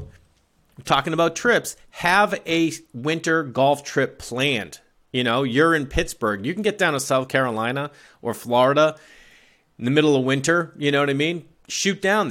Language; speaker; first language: English; native; English